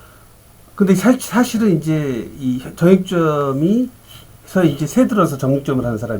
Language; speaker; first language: Korean; native; Korean